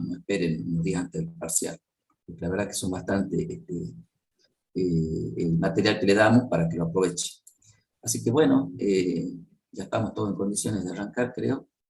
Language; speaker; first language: Spanish; native; Spanish